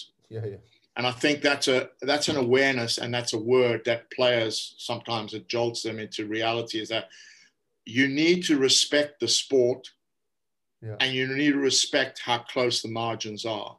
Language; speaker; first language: English; native; English